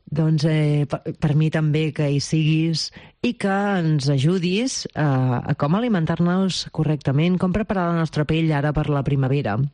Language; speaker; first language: Catalan; native; Catalan